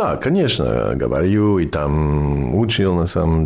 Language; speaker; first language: Russian; non-native, fluent; English